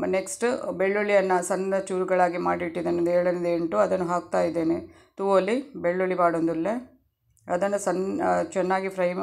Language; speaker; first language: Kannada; non-native, local second language; Tulu